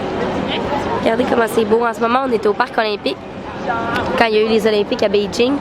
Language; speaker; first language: French; native; French